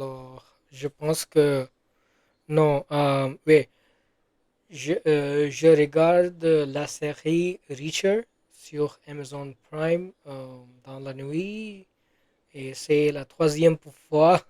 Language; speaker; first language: French; non-native, learner; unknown